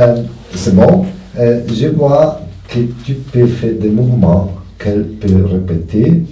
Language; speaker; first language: French; non-native, learner; Italian